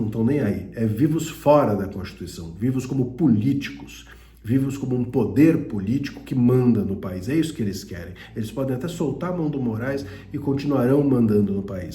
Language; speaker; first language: Portuguese; native; Portuguese